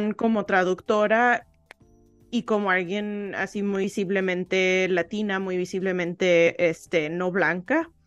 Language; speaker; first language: Spanish; early bilingual, heritage; Spanish